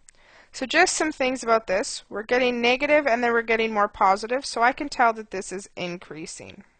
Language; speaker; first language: English; native; English